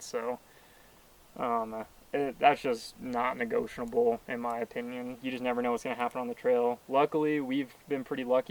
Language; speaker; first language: English; native; English